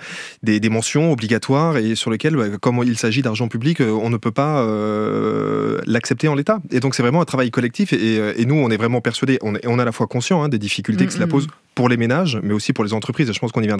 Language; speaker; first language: French; native; French